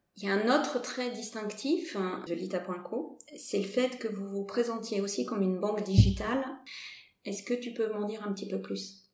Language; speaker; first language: French; native; French